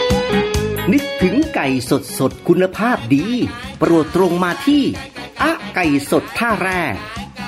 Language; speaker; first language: Thai; native; Thai